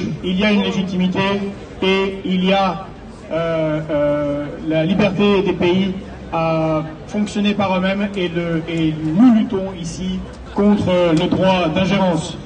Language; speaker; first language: French; native; French